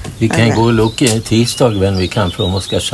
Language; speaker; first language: English; non-native, learner; Swedish